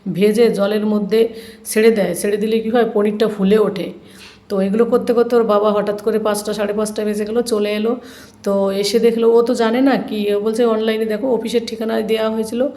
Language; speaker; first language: Bangla; native; Bangla